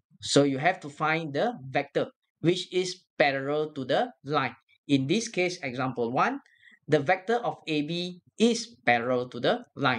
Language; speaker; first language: English; non-native, local second language; Malay